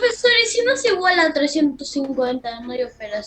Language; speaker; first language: Spanish; native; Spanish